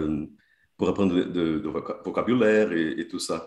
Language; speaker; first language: French; non-native, fluent; Portuguese